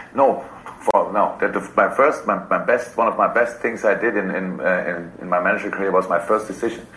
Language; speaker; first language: English; non-native, fluent; German